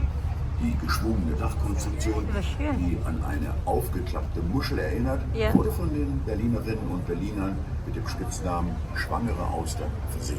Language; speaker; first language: German; native; German